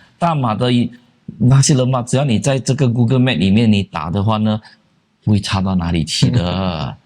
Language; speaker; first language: Chinese; native; Chinese